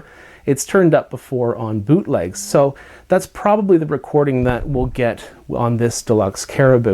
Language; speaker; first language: English; native; English